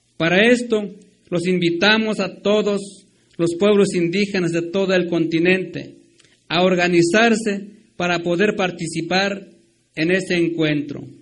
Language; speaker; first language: Spanish; non-native, local second language; Tzotzil